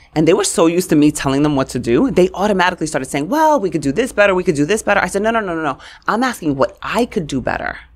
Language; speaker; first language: English; native; English